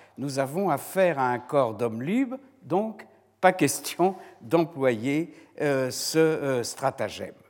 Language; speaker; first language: French; native; French